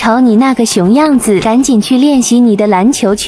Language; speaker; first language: Chinese; native; Chinese